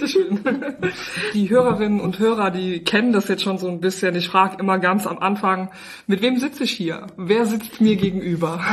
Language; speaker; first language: German; native; German